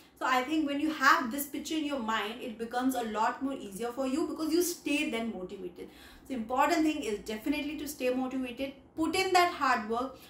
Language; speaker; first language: English; non-native, local second language; Hindi